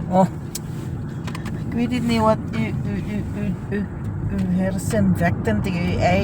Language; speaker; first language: Dutch; non-native, learner; Filipino